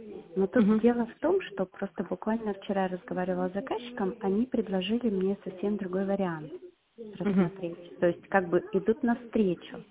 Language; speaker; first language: Russian; native; Russian